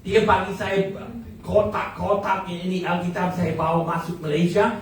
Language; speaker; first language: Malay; non-native, fluent; English